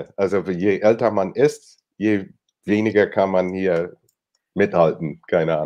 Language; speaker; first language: German; non-native, fluent; English